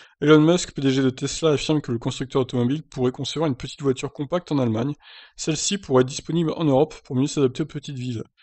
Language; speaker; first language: French; native; French